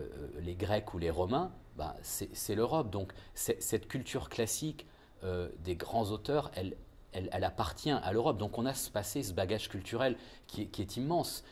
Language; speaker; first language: French; native; French